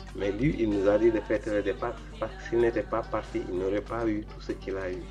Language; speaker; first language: French; non-native, local second language; Wolof